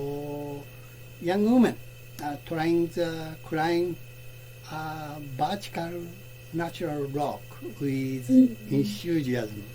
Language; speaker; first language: English; non-native, learner; Japanese